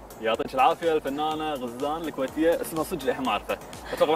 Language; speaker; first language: Arabic; native; Arabic